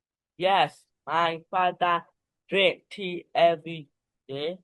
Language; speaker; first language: English; non-native, learner; Burmese